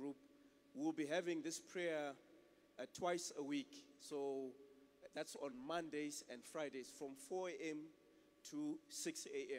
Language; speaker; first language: English; non-native, local second language; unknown